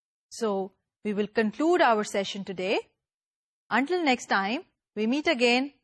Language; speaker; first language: English; non-native, local second language; Urdu